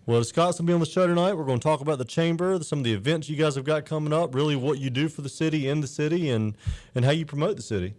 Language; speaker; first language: English; native; English